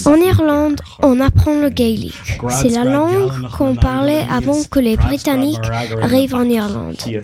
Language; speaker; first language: French; non-native, learner; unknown